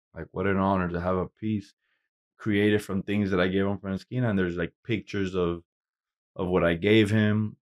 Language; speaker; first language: English; native; English